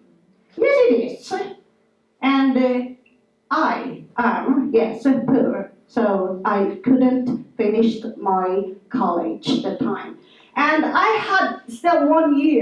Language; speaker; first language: English; non-native, local second language; Filipino